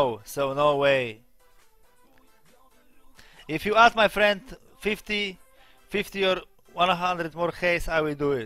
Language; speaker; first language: English; non-native, learner; Polish